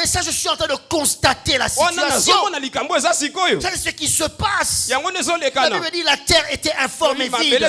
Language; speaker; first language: French; non-native, local second language; Lingala